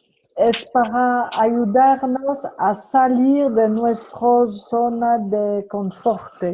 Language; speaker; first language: Spanish; non-native, fluent; French